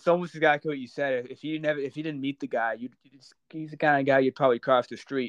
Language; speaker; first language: English; native; English